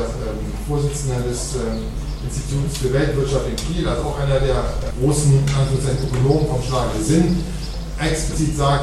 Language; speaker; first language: German; native; German